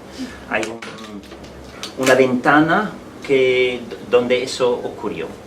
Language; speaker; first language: Spanish; non-native, fluent; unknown